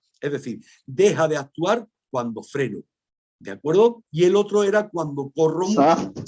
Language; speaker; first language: Spanish; native; Spanish